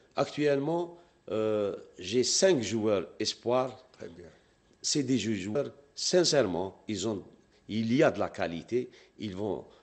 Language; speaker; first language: French; non-native, local second language; Arabic